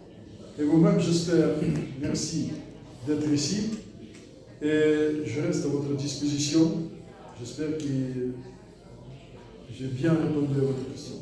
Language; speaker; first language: French; non-native, learner; Russian